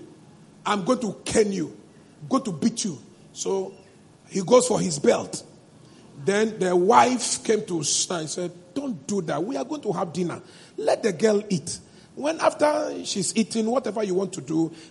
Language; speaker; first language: English; non-native, local second language; Ewe